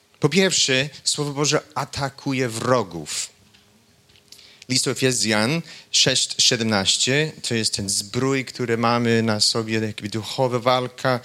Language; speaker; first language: Polish; non-native, fluent; English